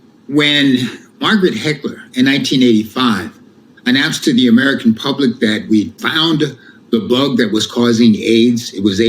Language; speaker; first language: English; native; English